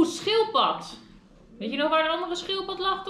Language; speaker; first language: Dutch; native; Dutch